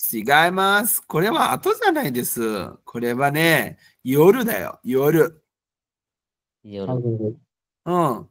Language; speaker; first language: Japanese; non-native, fluent; Bangla